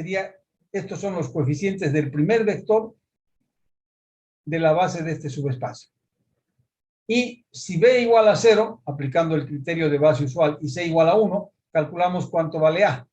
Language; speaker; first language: Spanish; native; Spanish